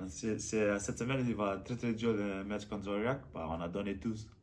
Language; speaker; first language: French; non-native, learner; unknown